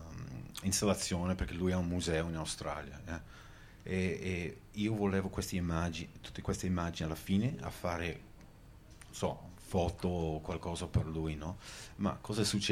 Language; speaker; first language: Italian; early bilingual, heritage; Venetian